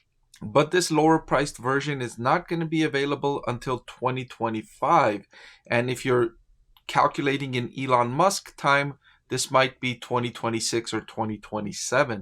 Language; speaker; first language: English; native; English